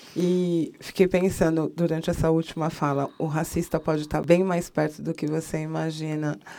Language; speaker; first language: Portuguese; native; Portuguese